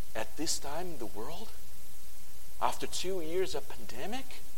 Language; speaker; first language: English; non-native, fluent; Portuguese